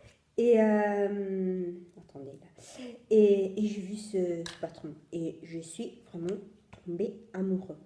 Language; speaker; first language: French; non-native, fluent; Italian